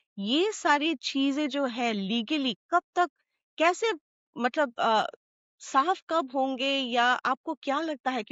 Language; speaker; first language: Hindi; non-native, local second language; Assamese